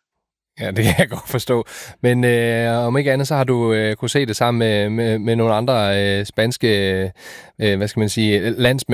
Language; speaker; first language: Danish; native; Danish